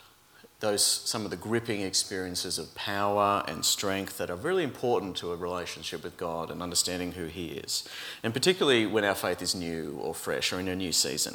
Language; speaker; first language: English; native; English